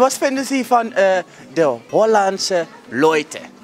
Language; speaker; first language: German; non-native, learner; Dutch